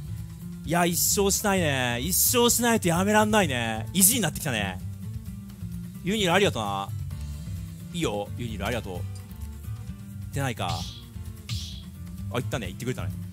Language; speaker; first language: Japanese; native; Japanese